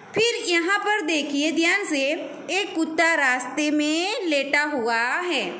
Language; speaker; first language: Hindi; non-native, local second language; Gujarati